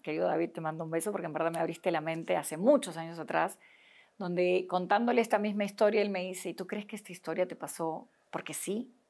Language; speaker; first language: Spanish; native; Spanish